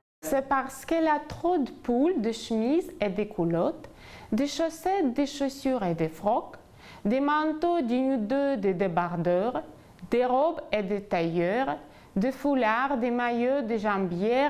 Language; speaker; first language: French; non-native, fluent; Ukrainian